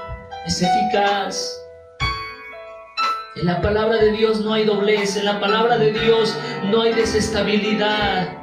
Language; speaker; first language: Spanish; native; Spanish